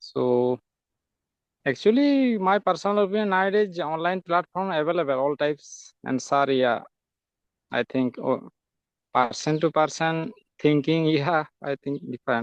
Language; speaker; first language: English; non-native, learner; Santali